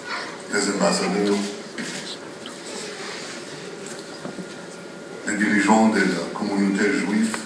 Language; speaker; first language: French; non-native, fluent; Hebrew